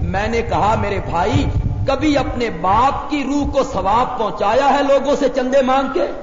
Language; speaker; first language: Urdu; non-native, local second language; Punjabi